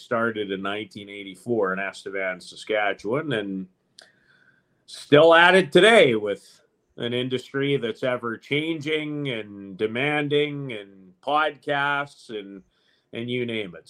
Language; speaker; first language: English; native; English